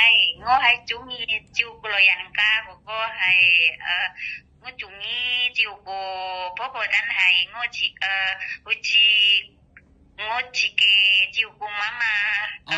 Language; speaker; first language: Cantonese; non-native, learner; Indonesian